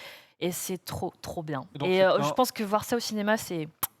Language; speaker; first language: French; native; French